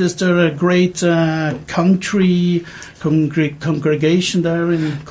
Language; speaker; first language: English; non-native, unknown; German